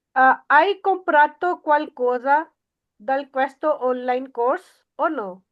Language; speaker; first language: Italian; non-native, learner; Urdu